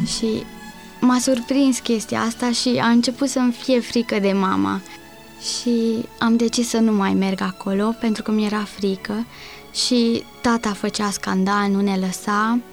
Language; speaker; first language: Romanian; non-native, local second language; Hungarian